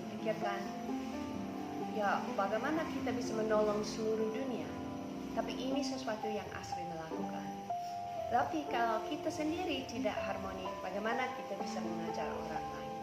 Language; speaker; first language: Indonesian; non-native, fluent; English